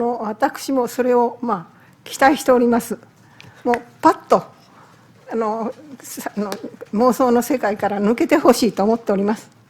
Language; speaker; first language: Japanese; native; Japanese